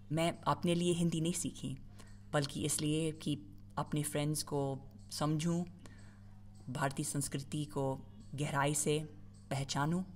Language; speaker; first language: Hindi; non-native, fluent; English